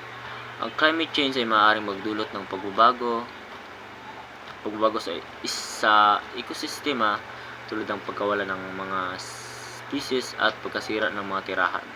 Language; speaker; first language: Filipino; native; Filipino